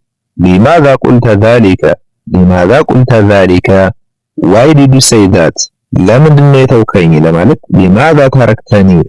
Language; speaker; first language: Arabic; non-native, learner; Amharic